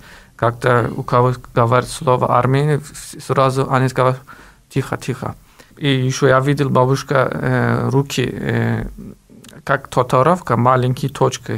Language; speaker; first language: Russian; non-native, learner; Turkish